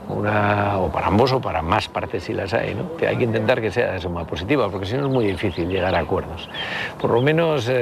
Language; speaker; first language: Spanish; native; Spanish